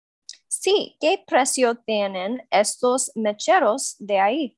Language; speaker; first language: Spanish; non-native, learner; English